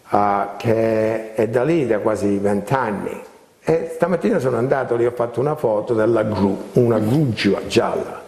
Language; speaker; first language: Italian; early bilingual, heritage; Italian